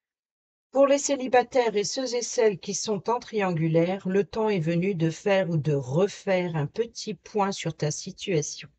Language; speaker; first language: French; native; French